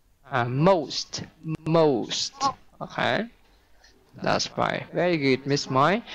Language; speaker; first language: English; non-native, fluent; Vietnamese